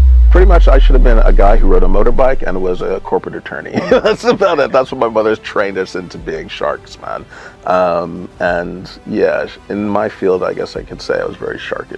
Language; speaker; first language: English; native; English